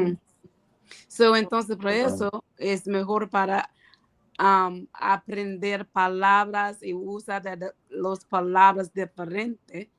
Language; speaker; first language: Spanish; non-native, learner; English